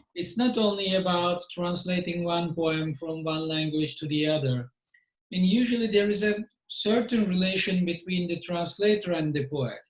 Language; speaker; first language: English; non-native, fluent; Turkish